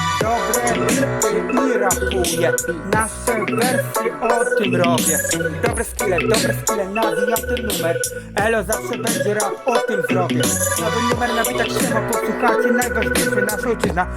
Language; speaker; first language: Polish; native; Polish